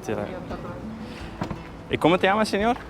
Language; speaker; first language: Spanish; non-native, learner; English